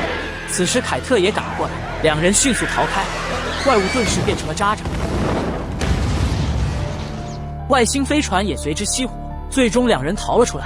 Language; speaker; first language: Chinese; native; Chinese